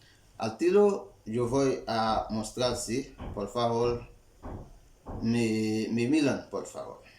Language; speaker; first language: Spanish; non-native, learner; Haitian Creole